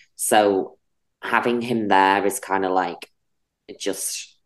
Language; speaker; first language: English; native; English